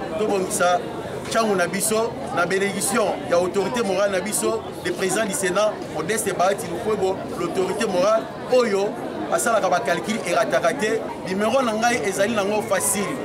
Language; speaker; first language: Lingala; native; Lingala